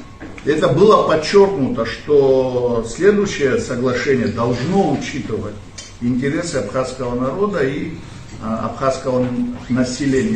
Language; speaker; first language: Russian; non-native, local second language; Abkhazian